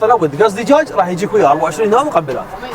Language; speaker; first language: Arabic; native; Arabic